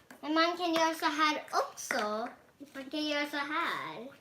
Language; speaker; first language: Swedish; early bilingual, other home language; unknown